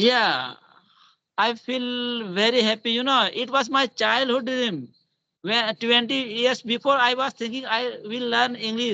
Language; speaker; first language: English; non-native, learner; Hindi